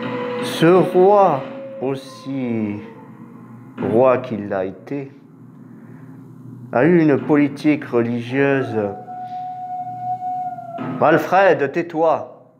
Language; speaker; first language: French; native; French